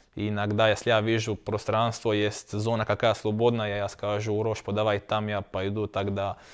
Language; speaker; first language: Russian; non-native, learner; Croatian